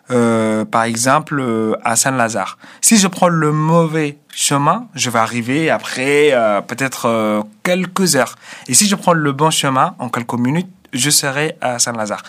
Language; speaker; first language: French; non-native, fluent; Arabic